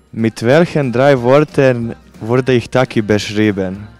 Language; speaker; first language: German; non-native, learner; Croatian